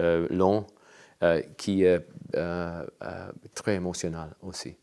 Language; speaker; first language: French; non-native, learner; English